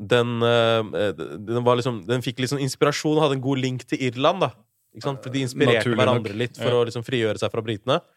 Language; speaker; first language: Norwegian; early bilingual, other home language; Urdu